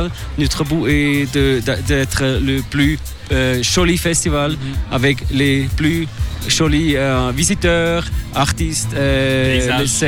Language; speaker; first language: French; non-native, local second language; German